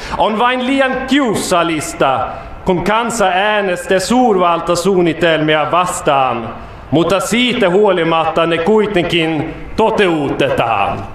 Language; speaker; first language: Finnish; non-native, fluent; Swedish